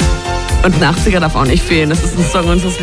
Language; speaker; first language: German; native; German